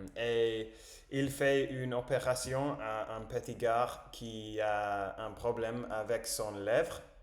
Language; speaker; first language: French; non-native, learner; English